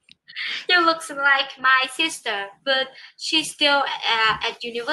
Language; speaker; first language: English; non-native, learner; Vietnamese